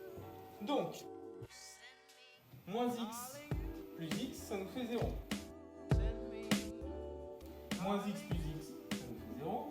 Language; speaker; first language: French; native; French